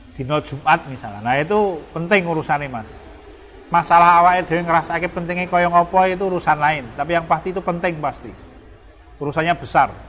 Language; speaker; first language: Indonesian; non-native, local second language; Javanese